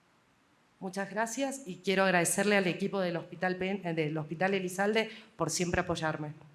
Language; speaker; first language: Spanish; native; Spanish